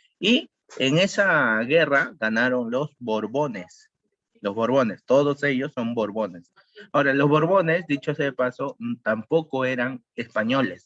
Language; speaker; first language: Spanish; native; Spanish